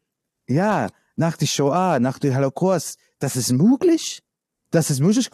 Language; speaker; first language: German; non-native, learner; English